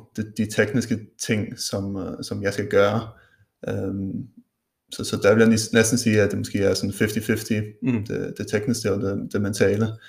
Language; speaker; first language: Danish; non-native, local second language; Faroese